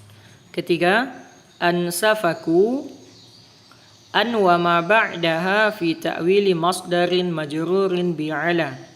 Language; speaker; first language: Arabic; non-native, fluent; Indonesian